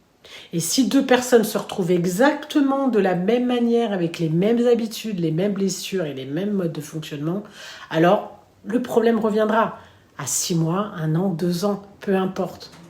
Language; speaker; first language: French; native; French